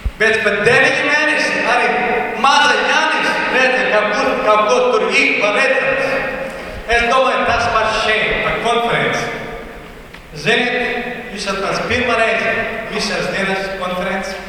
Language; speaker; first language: Latvian; non-native, learner; Portuguese